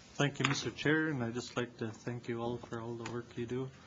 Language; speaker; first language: English; native; English